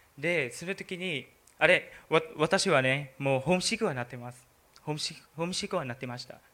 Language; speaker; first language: Japanese; non-native, learner; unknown